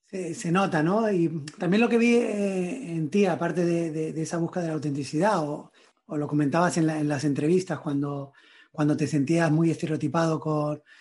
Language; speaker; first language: Spanish; native; Spanish